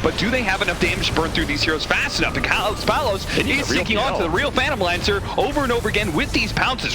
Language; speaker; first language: English; native; English